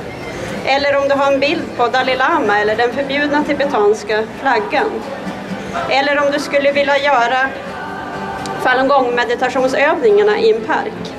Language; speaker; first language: Swedish; native; Swedish